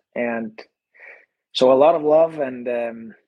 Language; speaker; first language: English; non-native, fluent; Danish